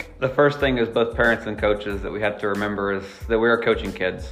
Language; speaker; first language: English; native; English